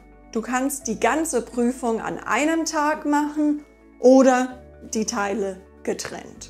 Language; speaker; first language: German; non-native, fluent; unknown